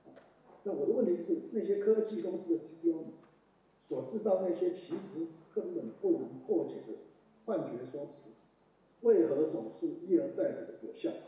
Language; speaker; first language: Chinese; native; Chinese